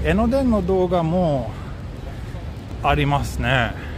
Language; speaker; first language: Japanese; non-native, fluent; Swedish